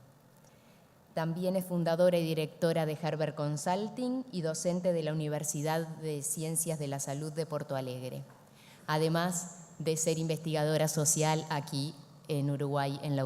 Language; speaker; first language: Spanish; native; Spanish